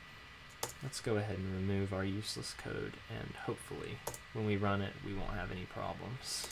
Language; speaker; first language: English; native; English